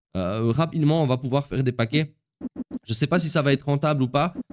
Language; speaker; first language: French; native; French